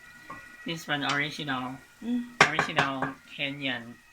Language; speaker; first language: English; non-native, learner; Thai